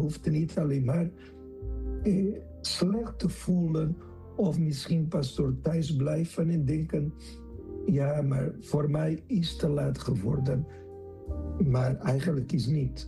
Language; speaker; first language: Dutch; non-native, fluent; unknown